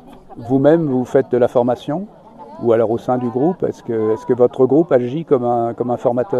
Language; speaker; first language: French; native; French